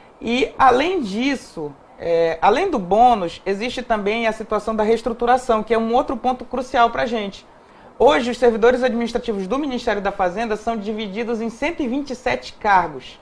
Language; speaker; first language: Portuguese; native; Portuguese